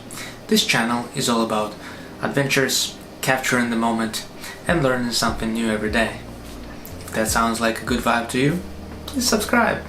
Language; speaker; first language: English; non-native, fluent; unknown